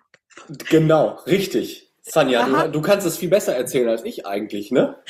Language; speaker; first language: German; native; German